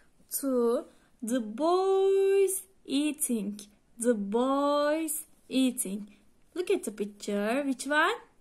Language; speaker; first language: English; non-native, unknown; Turkish